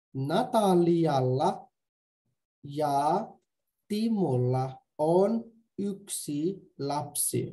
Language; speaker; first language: Finnish; non-native, fluent; Burmese